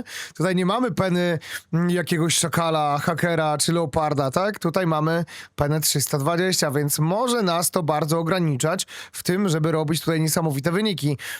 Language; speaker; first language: Polish; native; Polish